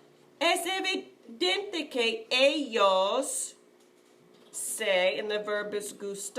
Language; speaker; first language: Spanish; non-native, fluent; English